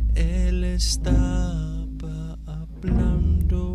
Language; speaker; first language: Spanish; non-native, learner; English